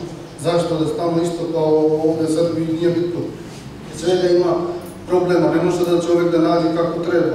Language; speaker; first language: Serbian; non-native, learner; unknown